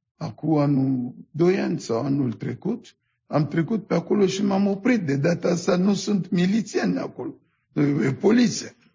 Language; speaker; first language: Romanian; non-native, fluent; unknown